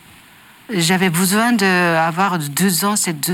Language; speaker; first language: French; non-native, learner; Japanese